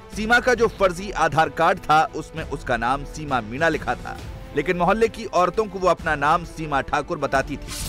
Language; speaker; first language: Hindi; native; Hindi